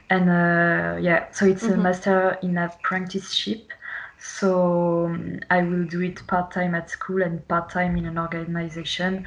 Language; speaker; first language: English; non-native, fluent; French